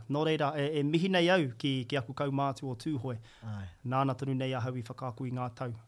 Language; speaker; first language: Māori; native; Māori